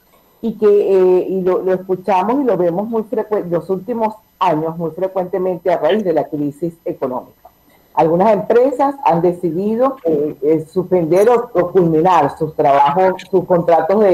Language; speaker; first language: Spanish; native; Spanish